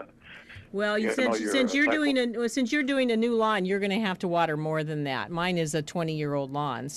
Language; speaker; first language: English; native; English